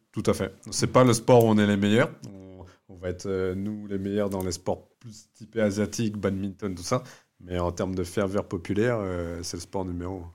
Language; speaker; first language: French; early bilingual, other home language; Vietnamese